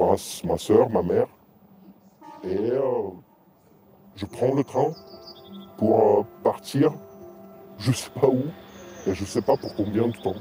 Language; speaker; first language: French; non-native, fluent; Russian